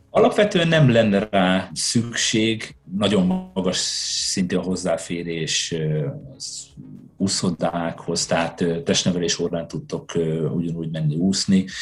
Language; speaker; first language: Hungarian; native; Hungarian